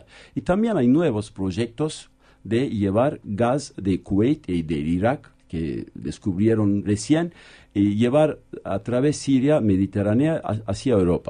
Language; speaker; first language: Spanish; non-native, fluent; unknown